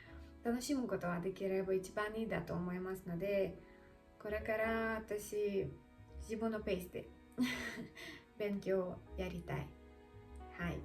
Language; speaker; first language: Japanese; non-native, learner; Russian